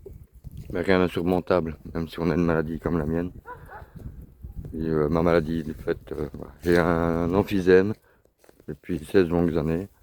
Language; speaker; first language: French; native; French